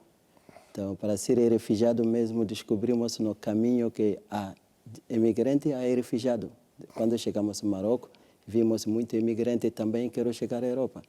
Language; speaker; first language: Portuguese; non-native, learner; French